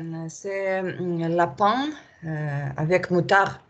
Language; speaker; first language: French; non-native, learner; Russian